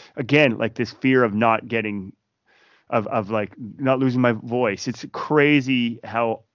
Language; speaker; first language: English; native; English